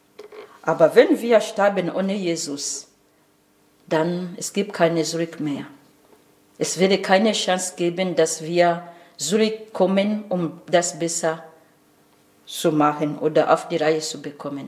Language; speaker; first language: German; non-native, learner; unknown